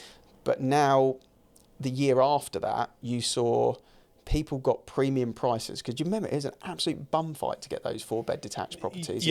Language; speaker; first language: English; native; English